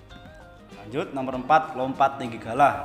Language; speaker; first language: Indonesian; native; Indonesian